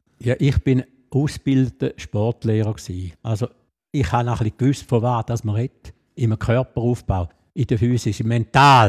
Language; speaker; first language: German; native; German